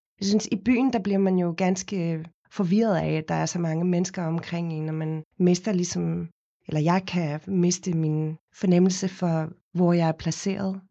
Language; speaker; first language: Danish; non-native, fluent; Afrikaans